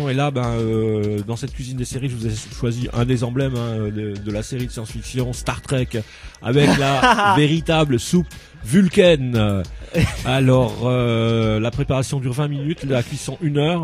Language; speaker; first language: French; native; French